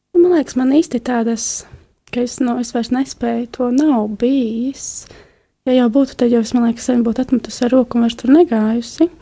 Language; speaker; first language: Latvian; native; Latvian